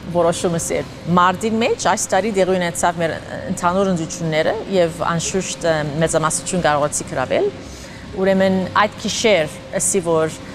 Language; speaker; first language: Armenian; early bilingual, heritage; Armenian